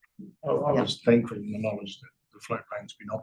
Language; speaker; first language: English; native; English